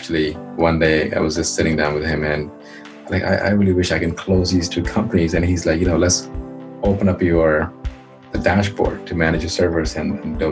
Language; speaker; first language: English; non-native, local second language; Hindi